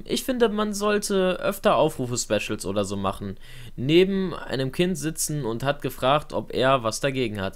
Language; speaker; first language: German; native; German